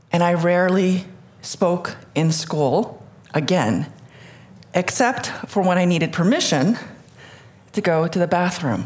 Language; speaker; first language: English; early bilingual, other home language; Korean